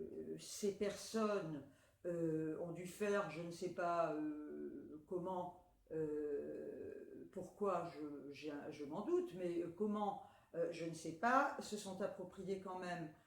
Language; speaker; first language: French; native; French